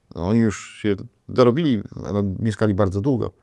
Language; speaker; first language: Polish; native; Polish